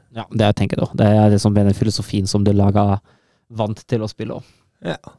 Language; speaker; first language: Norwegian; non-native, fluent; German